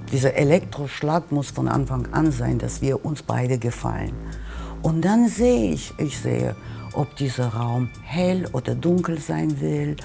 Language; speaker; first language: German; non-native, fluent; Russian